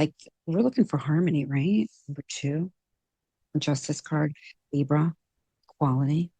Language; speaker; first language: English; native; English